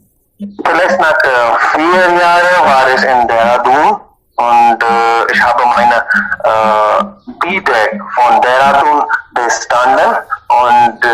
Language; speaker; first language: German; non-native, learner; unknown